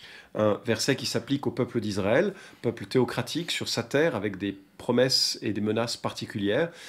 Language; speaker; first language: French; native; French